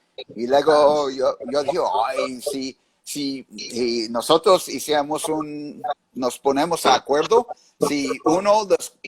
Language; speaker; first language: Spanish; early bilingual, heritage; English